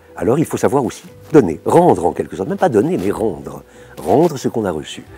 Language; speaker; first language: French; native; French